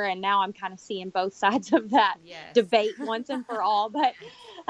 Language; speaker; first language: English; native; English